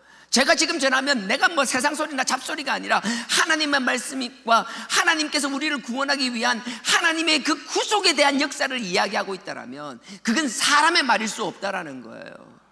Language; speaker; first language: Korean; native; Korean